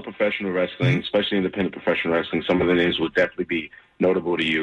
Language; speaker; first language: English; native; English